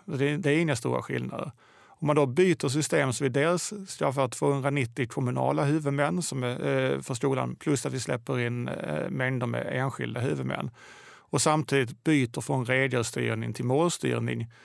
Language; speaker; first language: Swedish; native; Swedish